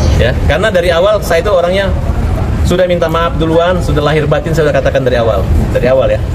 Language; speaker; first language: Indonesian; native; Indonesian